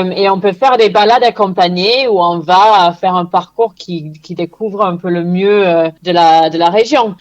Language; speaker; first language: French; non-native, fluent; English